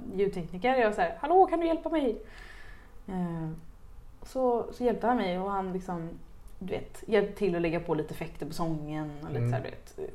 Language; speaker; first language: Swedish; native; Swedish